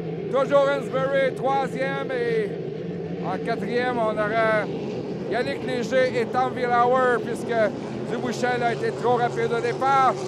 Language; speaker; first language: French; native; French